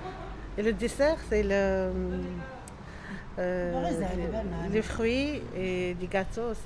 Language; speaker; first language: French; non-native, local second language; Comorian